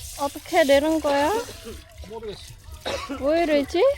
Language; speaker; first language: Korean; non-native, fluent; Khmer